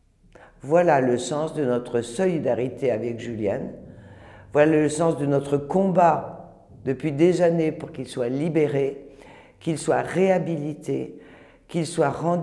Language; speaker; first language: French; native; French